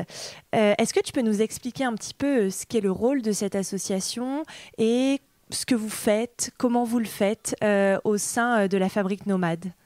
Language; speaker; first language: French; native; French